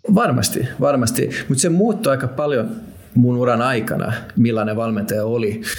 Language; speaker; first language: Finnish; non-native, local second language; Swedish